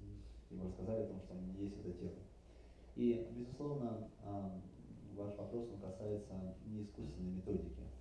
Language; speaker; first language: Russian; native; Russian